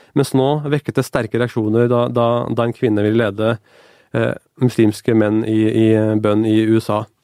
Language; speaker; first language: Norwegian; early bilingual, other home language; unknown